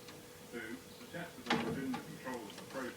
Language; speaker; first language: English; native; English